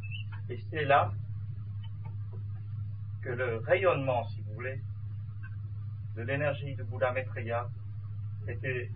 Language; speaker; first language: French; non-native, fluent; Vietnamese